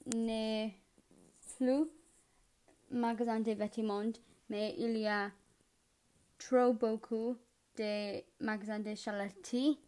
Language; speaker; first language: French; non-native, learner; English